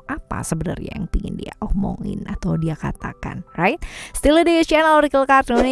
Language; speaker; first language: Indonesian; native; Indonesian